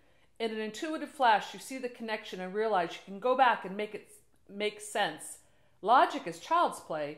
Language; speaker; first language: English; native; English